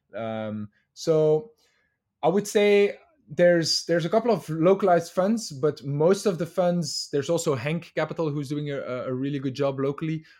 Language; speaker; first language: English; non-native, fluent; Dutch